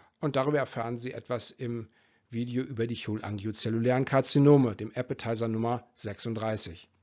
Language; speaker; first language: German; native; German